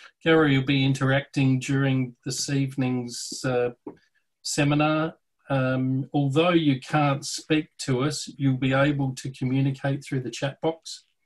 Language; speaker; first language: English; native; English